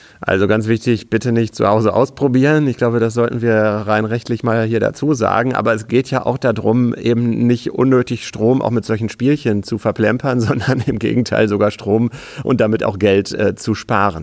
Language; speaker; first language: German; native; German